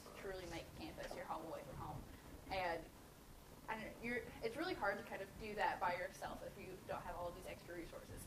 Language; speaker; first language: English; native; English